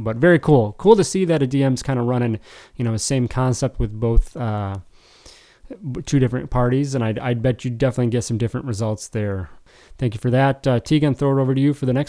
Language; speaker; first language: English; native; English